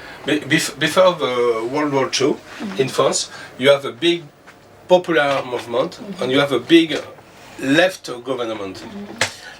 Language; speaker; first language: English; non-native, learner; French